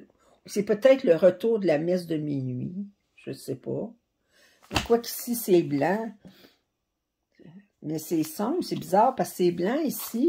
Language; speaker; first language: French; native; French